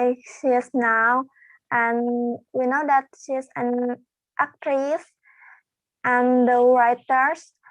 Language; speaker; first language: English; non-native, learner; Indonesian